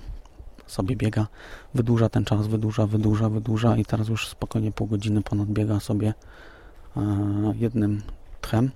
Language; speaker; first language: Polish; native; Polish